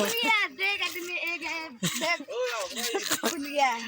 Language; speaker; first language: Hindi; non-native, local second language; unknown